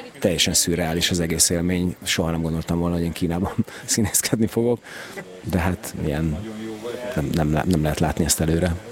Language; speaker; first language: Hungarian; native; Hungarian